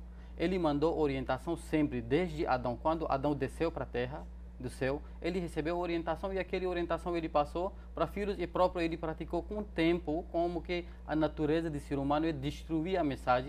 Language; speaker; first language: Portuguese; non-native, fluent; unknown